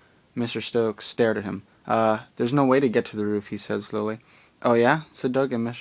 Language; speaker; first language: English; native; English